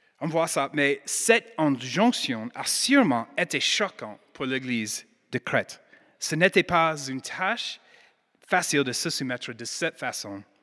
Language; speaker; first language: French; non-native, fluent; English